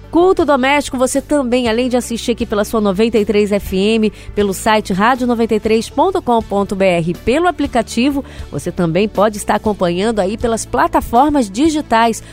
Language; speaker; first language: Portuguese; native; Portuguese